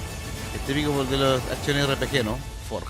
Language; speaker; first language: Spanish; native; Spanish